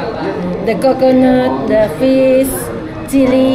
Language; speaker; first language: English; non-native, learner; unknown